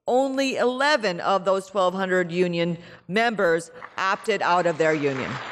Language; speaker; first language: English; native; English